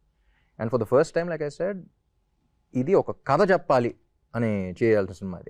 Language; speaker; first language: Telugu; native; Telugu